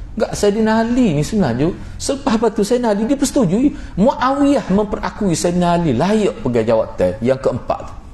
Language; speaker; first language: Malay; native; Malay